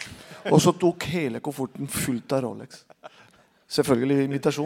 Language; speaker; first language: Norwegian; non-native, fluent; Spanish